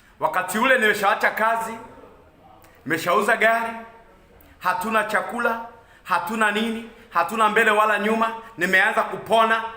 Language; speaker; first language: Swahili; non-native, local second language; Kikuyu